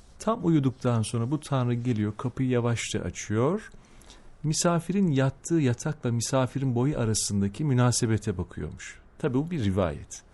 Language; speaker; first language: Turkish; native; Turkish